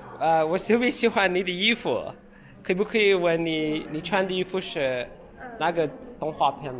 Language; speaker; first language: Chinese; non-native, learner; Turkish